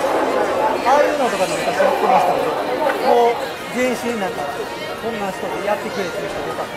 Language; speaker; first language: Japanese; native; Japanese